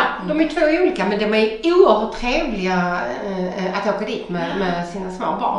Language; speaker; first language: Swedish; native; Swedish